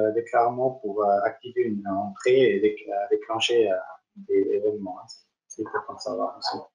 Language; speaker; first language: French; non-native, fluent; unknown